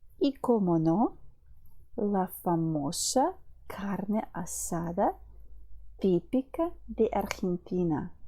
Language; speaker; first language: Spanish; non-native, fluent; Ukrainian